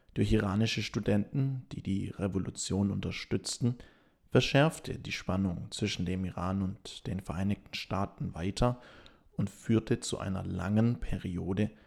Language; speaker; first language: German; native; German